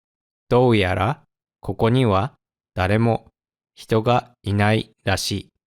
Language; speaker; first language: Japanese; non-native, fluent; English